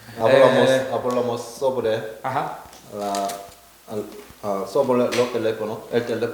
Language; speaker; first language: Spanish; non-native, learner; Korean